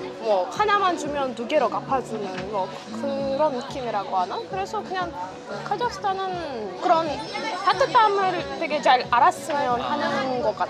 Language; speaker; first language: Korean; non-native, fluent; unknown